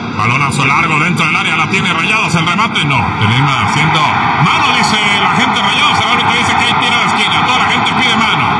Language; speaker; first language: Spanish; native; Spanish